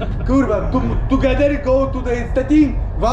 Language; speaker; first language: English; non-native, learner; Polish